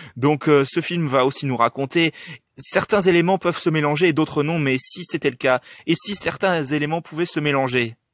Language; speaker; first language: French; native; French